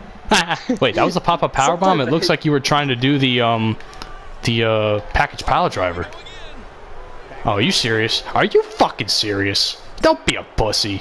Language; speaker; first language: English; native; English